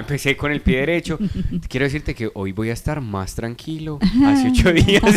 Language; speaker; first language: Spanish; native; Spanish